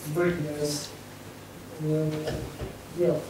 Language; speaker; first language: English; non-native, learner; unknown